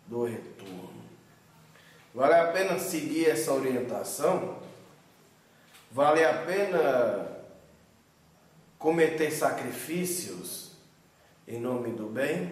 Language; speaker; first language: Portuguese; native; Portuguese